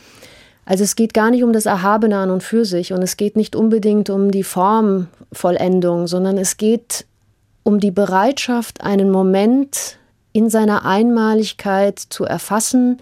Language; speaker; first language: German; early bilingual, heritage; German